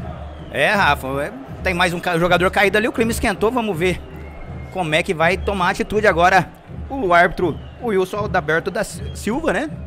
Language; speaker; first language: Portuguese; native; Portuguese